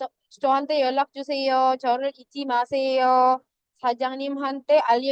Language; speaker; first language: Korean; non-native, fluent; Indonesian